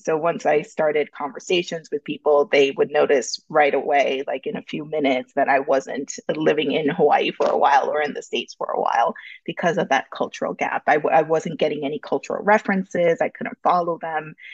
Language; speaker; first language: English; early bilingual, other home language; Korean